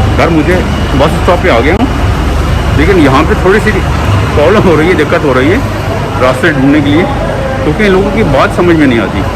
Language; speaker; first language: Hindi; non-native, fluent; Punjabi